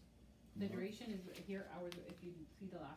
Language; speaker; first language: English; native; English